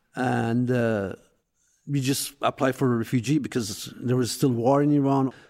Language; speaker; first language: English; non-native, fluent; Persian